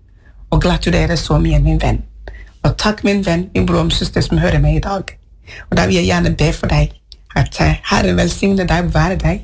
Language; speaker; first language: Norwegian; non-native, fluent; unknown